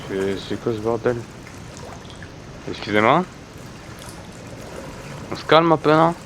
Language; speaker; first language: French; native; French